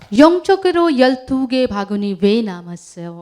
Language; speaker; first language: Korean; non-native, learner; Urdu